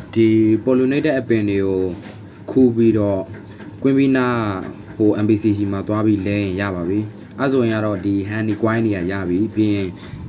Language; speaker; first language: Burmese; native; Burmese